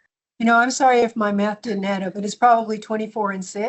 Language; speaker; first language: English; native; English